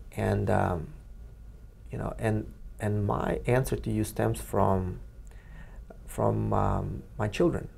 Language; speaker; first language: English; non-native, fluent; Russian